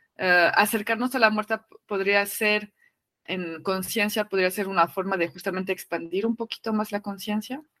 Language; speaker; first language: Spanish; non-native, fluent; French